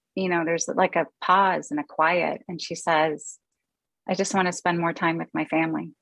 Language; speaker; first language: English; native; English